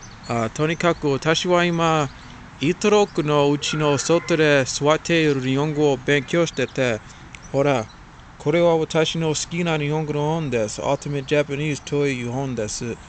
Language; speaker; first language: Japanese; non-native, learner; English